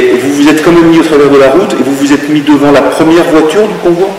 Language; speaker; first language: French; native; French